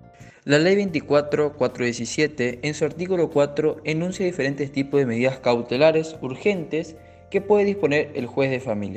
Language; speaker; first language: Spanish; native; Spanish